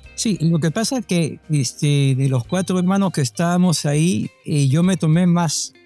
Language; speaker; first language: Spanish; native; Spanish